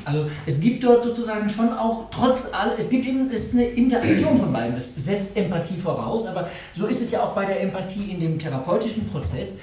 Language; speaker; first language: German; native; German